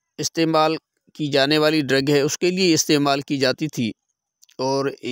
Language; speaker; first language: Urdu; non-native, local second language; Sindhi